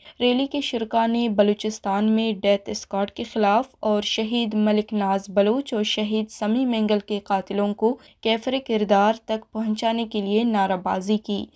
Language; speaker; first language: Urdu; non-native, local second language; Baluchi